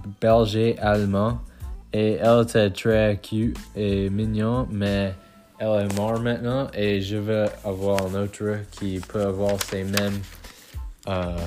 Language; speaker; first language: French; non-native, local second language; English